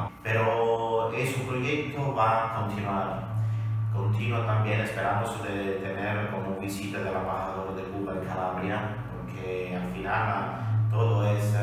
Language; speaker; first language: Spanish; non-native, learner; Italian